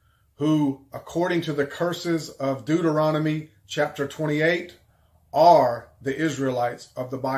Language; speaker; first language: English; native; English